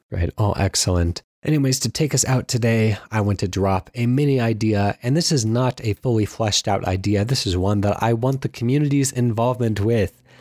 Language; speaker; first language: English; native; English